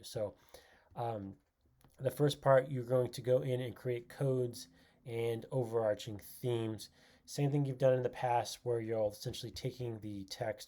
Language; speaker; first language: English; native; English